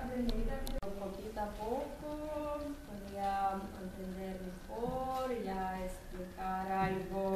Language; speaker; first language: Spanish; non-native, learner; Ukrainian